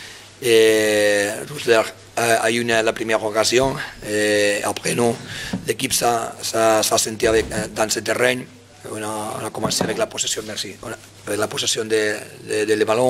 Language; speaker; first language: French; non-native, fluent; Spanish